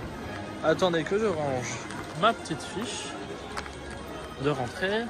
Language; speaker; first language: French; native; French